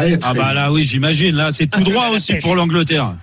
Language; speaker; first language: French; native; French